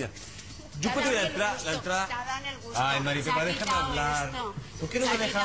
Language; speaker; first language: Spanish; native; Spanish